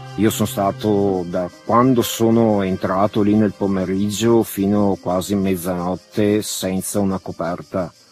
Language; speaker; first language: Italian; early bilingual, other home language; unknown